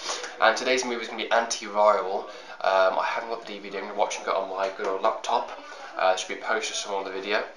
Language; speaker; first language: English; native; English